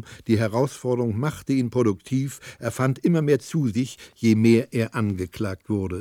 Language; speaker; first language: German; native; German